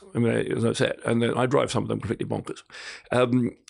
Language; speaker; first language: English; native; English